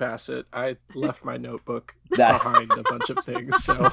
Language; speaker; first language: English; native; English